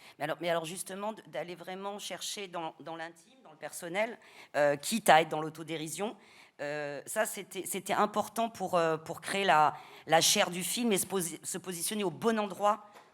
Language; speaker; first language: French; native; French